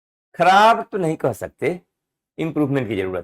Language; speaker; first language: Hindi; native; Hindi